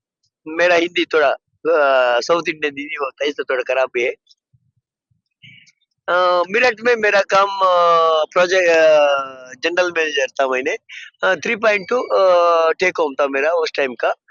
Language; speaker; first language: Hindi; non-native, local second language; Telugu